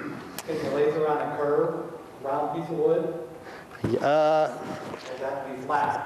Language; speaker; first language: English; native; English